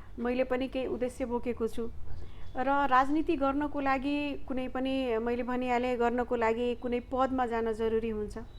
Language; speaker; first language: Nepali; non-native, local second language; Maithili